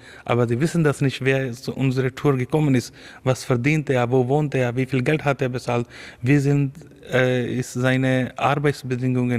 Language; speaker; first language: German; non-native, fluent; Urdu